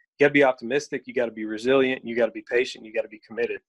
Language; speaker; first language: English; native; English